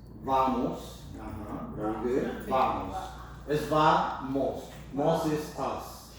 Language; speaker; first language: Spanish; non-native, learner; English